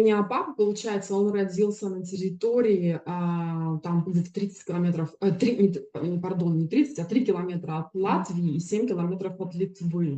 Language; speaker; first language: Russian; native; Russian